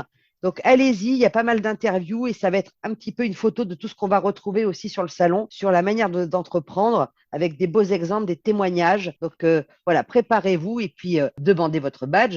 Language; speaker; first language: French; native; French